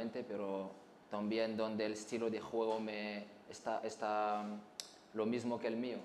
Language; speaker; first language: Spanish; non-native, fluent; French